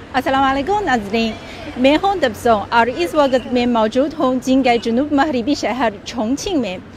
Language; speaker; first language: Urdu; non-native, fluent; Chinese